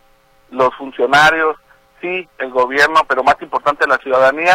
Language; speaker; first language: Spanish; native; Spanish